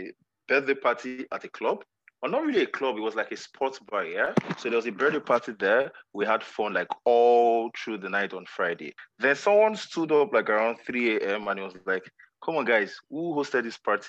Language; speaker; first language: English; non-native, local second language; Yoruba